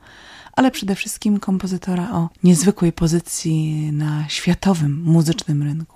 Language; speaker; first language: Polish; native; Polish